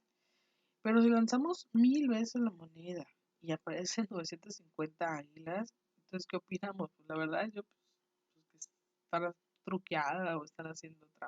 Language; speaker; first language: Spanish; native; Spanish